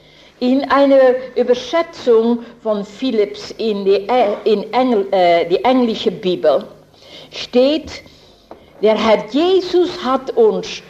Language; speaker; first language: German; non-native, fluent; Dutch